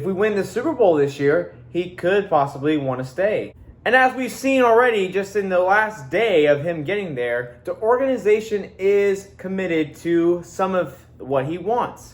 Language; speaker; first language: English; native; English